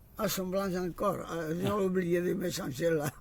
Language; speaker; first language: French; non-native, fluent; Spanish